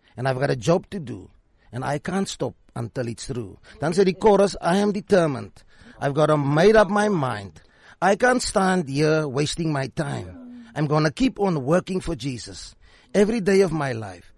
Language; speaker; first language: English; non-native, local second language; Afrikaans